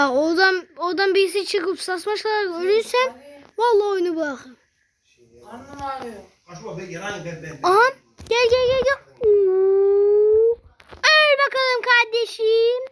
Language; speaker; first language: Turkish; native; Turkish